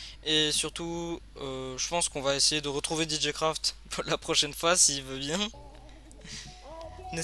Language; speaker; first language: French; native; French